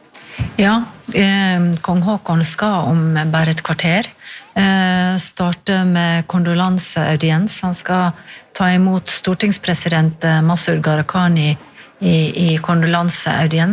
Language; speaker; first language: Norwegian; native; Norwegian